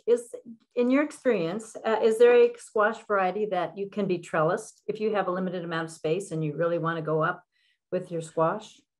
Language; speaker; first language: English; native; English